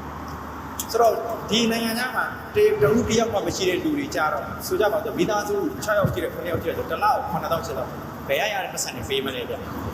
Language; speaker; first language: Burmese; native; Burmese